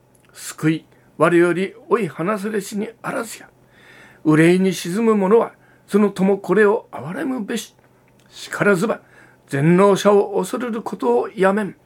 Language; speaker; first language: Japanese; native; Japanese